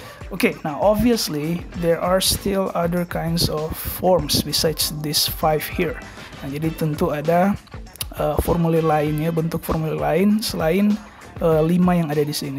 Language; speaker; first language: English; non-native, fluent; Indonesian